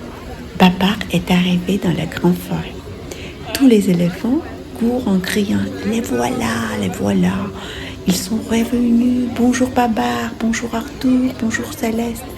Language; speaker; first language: French; non-native, fluent; Russian